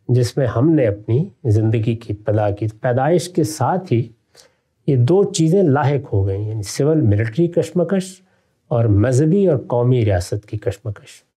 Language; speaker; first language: Urdu; non-native, local second language; Punjabi